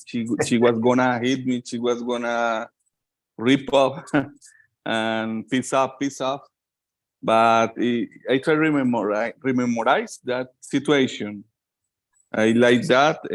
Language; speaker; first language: English; non-native, learner; Spanish